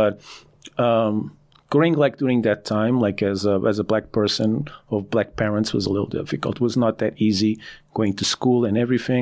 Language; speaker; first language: English; non-native, fluent; Portuguese